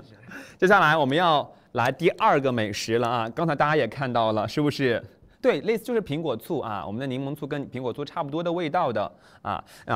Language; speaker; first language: Chinese; native; Chinese